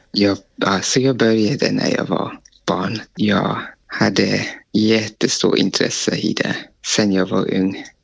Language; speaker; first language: Swedish; non-native, fluent; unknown